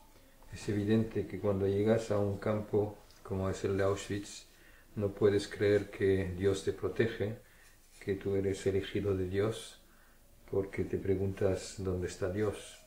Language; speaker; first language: Spanish; early bilingual, heritage; German